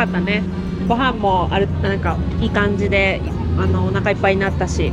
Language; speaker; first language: Japanese; native; Japanese